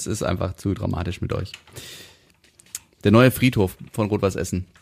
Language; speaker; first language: German; native; German